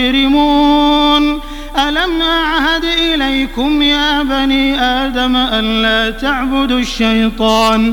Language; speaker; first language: Arabic; native; Arabic